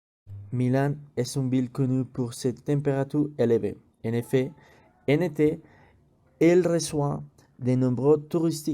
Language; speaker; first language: French; non-native, learner; Spanish